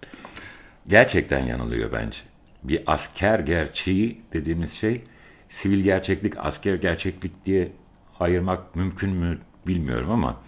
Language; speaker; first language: Turkish; native; Turkish